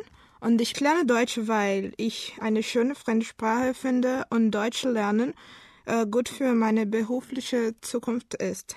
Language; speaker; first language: German; non-native, learner; Portuguese